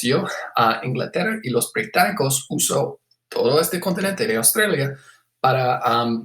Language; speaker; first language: Spanish; non-native, fluent; English